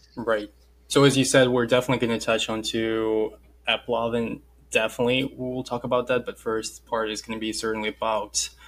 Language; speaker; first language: English; non-native, fluent; Russian